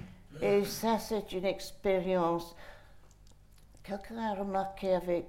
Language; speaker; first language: French; non-native, fluent; English